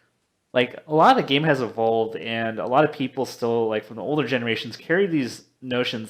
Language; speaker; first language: English; native; English